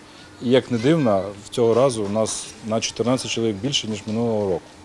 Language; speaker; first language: Ukrainian; native; Ukrainian